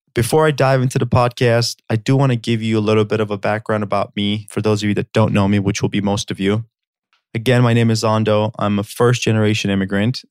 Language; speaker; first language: English; early bilingual, other home language; Armenian